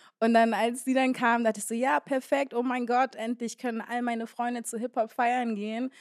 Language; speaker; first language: German; native; German